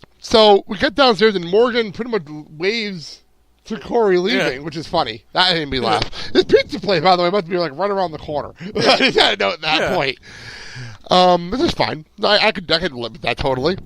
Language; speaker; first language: English; native; English